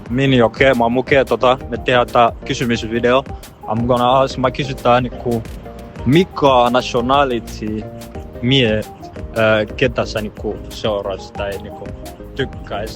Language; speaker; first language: Finnish; non-native, learner; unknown